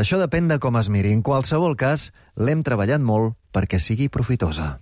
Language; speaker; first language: Catalan; native; Catalan